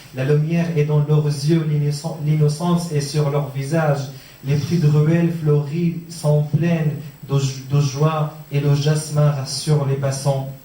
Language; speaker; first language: French; non-native, fluent; Arabic